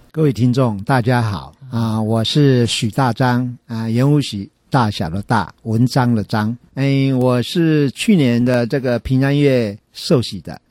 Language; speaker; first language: Chinese; native; Chinese